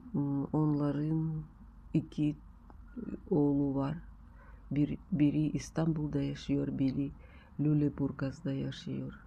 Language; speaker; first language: Turkish; non-native, learner; Russian